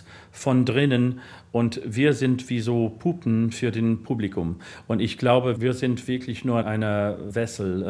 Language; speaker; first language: German; non-native, learner; English